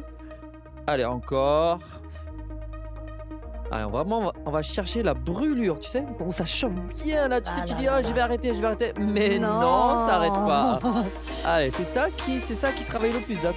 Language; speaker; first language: French; native; French